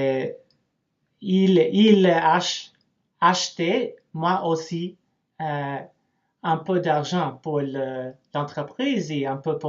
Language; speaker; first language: French; non-native, learner; English